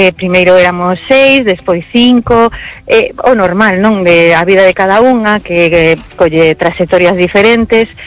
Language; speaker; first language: Galician; early bilingual, heritage; Galician